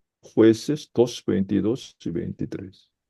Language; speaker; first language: Spanish; non-native, fluent; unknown